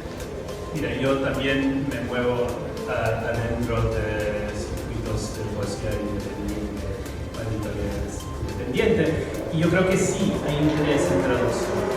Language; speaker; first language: Spanish; non-native, fluent; English